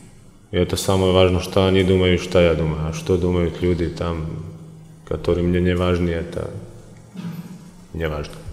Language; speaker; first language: Russian; non-native, fluent; Croatian